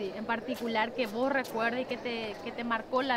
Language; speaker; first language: Spanish; native; Spanish